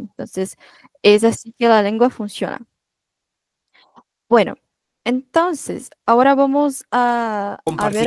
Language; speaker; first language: Spanish; non-native, fluent; Portuguese